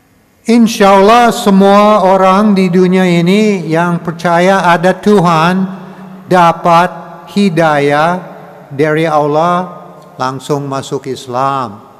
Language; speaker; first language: Indonesian; non-native, learner; English